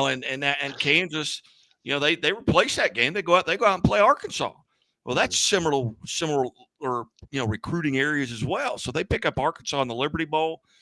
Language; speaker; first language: English; native; English